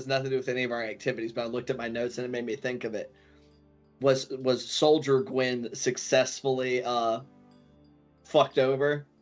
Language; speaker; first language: English; native; English